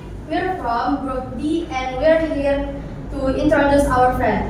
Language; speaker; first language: English; non-native, learner; Indonesian